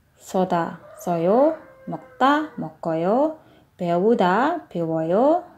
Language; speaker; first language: Korean; non-native, local second language; Indonesian